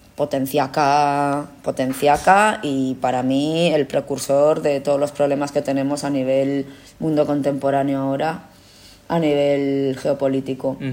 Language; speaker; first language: Spanish; early bilingual, other home language; Korean